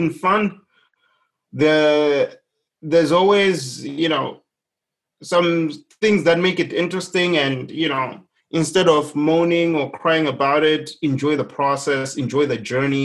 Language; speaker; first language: English; non-native, local second language; Shona